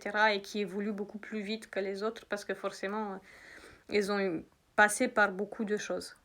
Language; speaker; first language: French; native; French